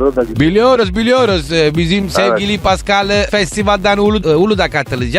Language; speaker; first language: Turkish; non-native, learner; Italian